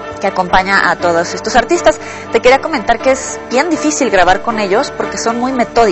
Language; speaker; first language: Spanish; native; Spanish